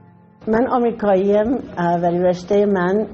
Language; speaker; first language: Persian; non-native, fluent; English